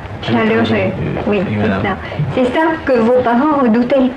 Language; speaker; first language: French; native; French